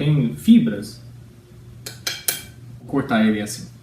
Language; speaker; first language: Portuguese; non-native, fluent; English